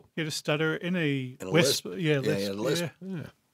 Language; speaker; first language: English; native; English